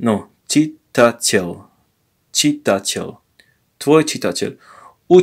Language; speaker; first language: Russian; non-native, learner; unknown